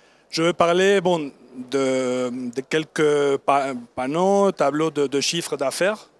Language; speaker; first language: French; non-native, learner; Spanish